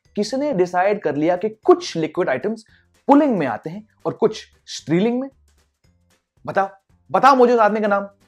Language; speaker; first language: Hindi; non-native, local second language; English